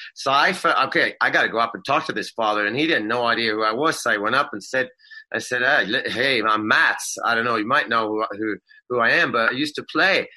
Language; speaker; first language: English; non-native, fluent; Swedish